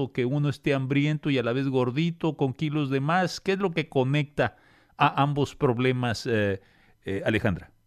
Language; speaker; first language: Spanish; native; Spanish